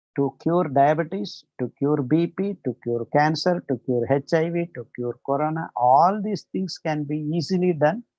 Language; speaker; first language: English; non-native, local second language; Kannada